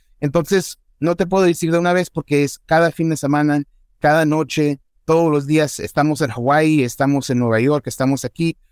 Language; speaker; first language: Spanish; early bilingual, heritage; Spanish